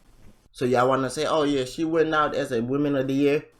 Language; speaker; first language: English; native; English